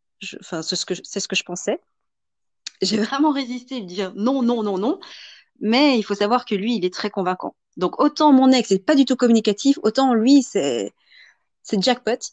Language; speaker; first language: French; early bilingual, other home language; Vietnamese